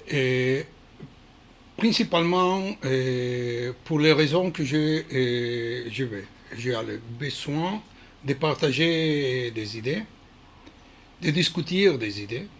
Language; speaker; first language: French; non-native, learner; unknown